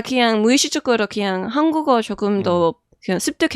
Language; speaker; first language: Korean; non-native, fluent; English